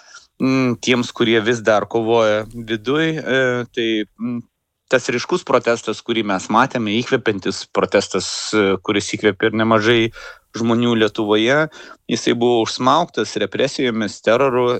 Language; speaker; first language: Lithuanian; native; Lithuanian